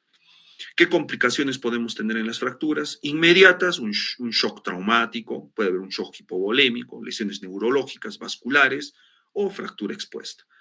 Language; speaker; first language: Spanish; native; Spanish